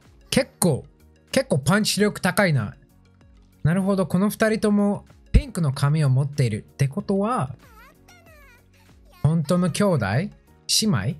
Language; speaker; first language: Japanese; non-native, fluent; English